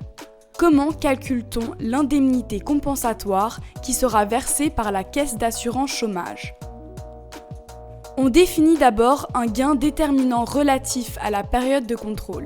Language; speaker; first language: French; native; French